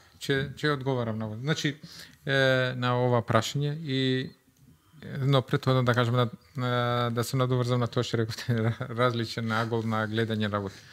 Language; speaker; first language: Macedonian; non-native, local second language; Albanian